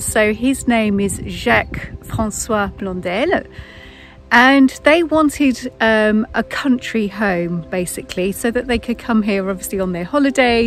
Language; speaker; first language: English; native; English